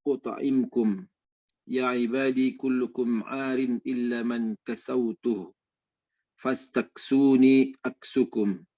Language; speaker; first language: Arabic; non-native, learner; Indonesian